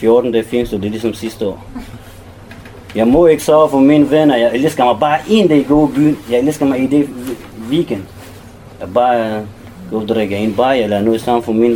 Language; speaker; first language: Danish; non-native, learner; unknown